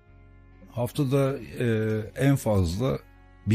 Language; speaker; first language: Turkish; native; Turkish